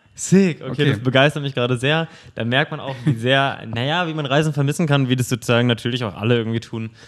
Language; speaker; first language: German; native; German